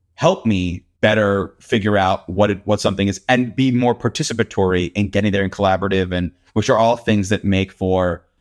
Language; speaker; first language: English; native; English